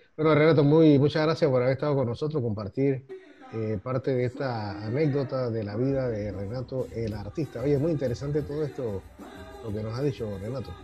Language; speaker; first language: Spanish; native; Spanish